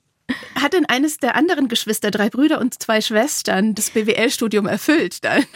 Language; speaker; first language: German; native; German